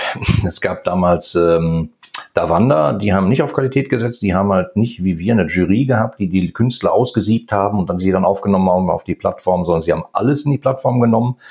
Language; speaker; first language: German; native; German